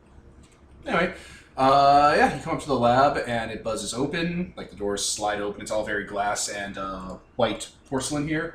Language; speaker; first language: English; native; English